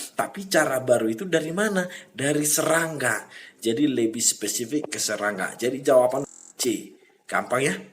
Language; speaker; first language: Indonesian; native; Indonesian